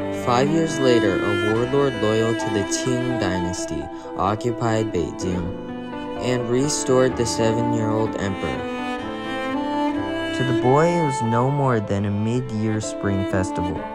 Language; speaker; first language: English; non-native, fluent; Chinese